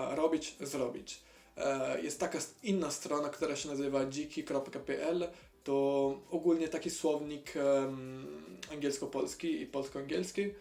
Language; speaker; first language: Polish; non-native, learner; Italian